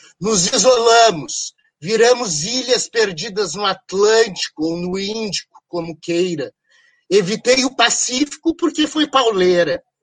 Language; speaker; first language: Portuguese; native; Portuguese